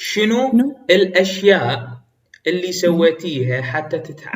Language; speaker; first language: Arabic; native; Arabic